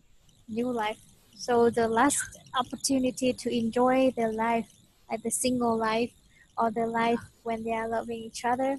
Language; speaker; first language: English; non-native, fluent; Vietnamese